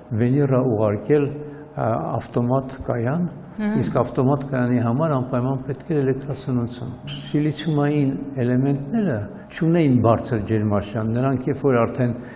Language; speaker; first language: Armenian; native; Armenian